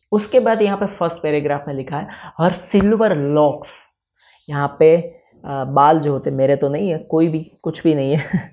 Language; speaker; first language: Hindi; non-native, local second language; Gujarati